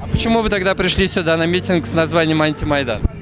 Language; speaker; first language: Russian; native; Russian